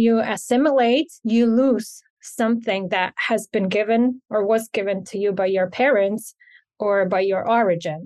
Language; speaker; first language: English; non-native, fluent; Ukrainian